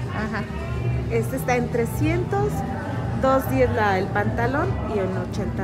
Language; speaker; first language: Spanish; native; Spanish